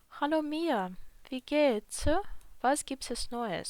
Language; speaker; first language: German; non-native, fluent; Ukrainian